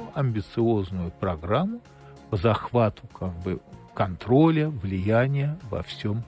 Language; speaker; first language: Polish; non-native, learner; Russian